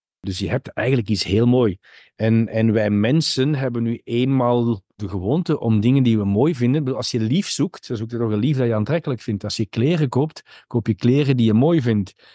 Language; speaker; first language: Dutch; native; Dutch